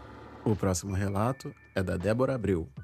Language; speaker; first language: Portuguese; native; Portuguese